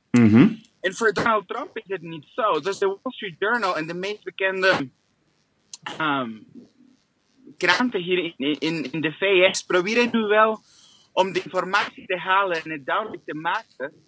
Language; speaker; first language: Dutch; non-native, fluent; English